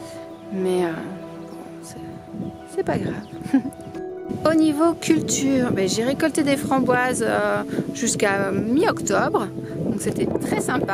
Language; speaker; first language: French; native; French